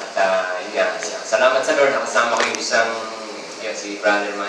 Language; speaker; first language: Filipino; native; Filipino